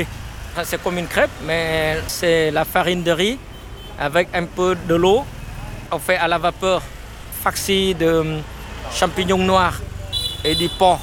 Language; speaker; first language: French; non-native, learner; Vietnamese